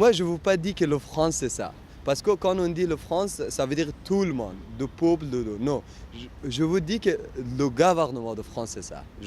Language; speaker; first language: French; non-native, learner; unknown